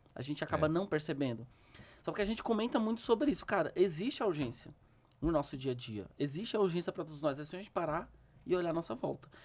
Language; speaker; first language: Portuguese; native; Portuguese